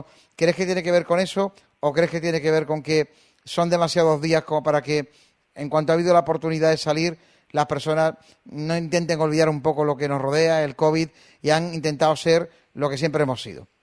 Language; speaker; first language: Spanish; native; Spanish